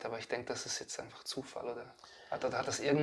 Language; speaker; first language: German; native; German